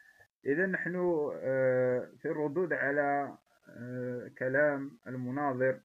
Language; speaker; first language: Arabic; native; Arabic